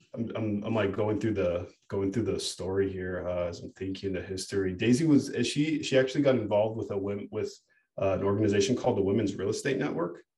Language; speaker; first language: English; native; English